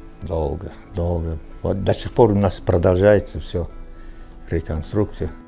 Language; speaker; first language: Russian; non-native, local second language; Tajik